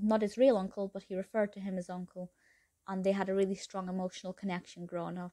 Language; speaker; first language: English; native; English